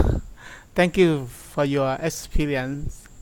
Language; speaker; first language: English; non-native, learner; Thai